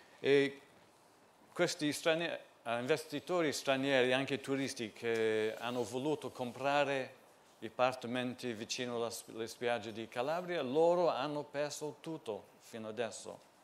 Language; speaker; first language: Italian; non-native, fluent; English